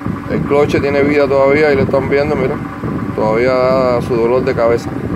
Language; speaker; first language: Spanish; native; Spanish